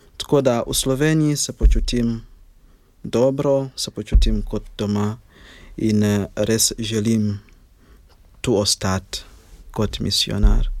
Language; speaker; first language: Slovenian; non-native, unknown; Ganda